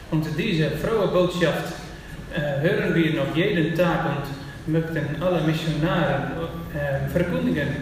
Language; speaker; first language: German; non-native, fluent; Dutch